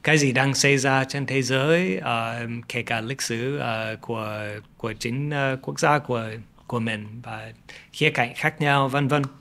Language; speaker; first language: Vietnamese; non-native, fluent; English